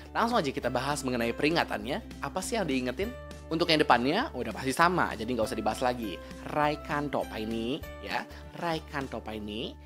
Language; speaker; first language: Indonesian; native; Indonesian